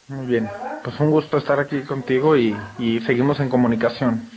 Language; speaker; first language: Spanish; native; Spanish